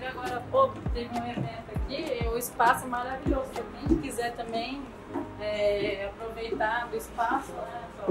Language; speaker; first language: Portuguese; native; Portuguese